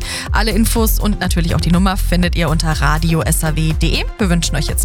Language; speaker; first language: German; native; German